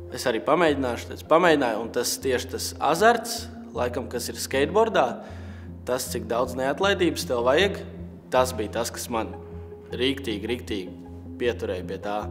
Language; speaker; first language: Latvian; non-native, local second language; Russian